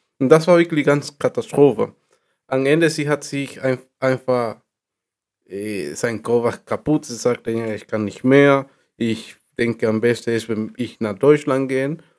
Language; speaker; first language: German; non-native, learner; Spanish